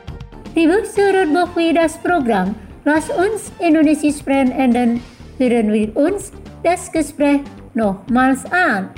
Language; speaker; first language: German; non-native, fluent; Indonesian